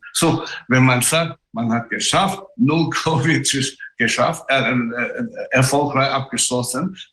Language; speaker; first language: German; non-native, fluent; Chinese